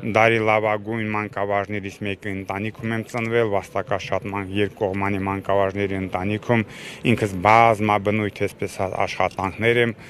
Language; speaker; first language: Armenian; native; Armenian